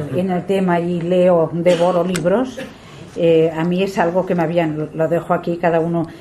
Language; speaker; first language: Spanish; non-native, local second language; Catalan